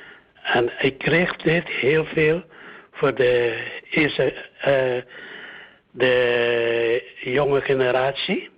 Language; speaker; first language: Dutch; early bilingual, other home language; Indonesian